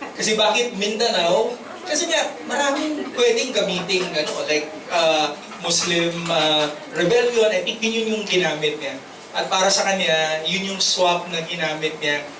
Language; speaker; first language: Filipino; non-native, local second language; Cebuano